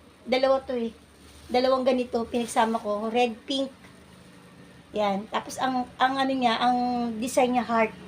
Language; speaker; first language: Filipino; native; Filipino